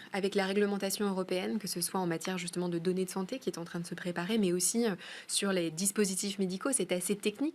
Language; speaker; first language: French; native; French